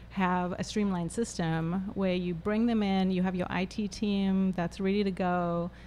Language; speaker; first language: English; native; English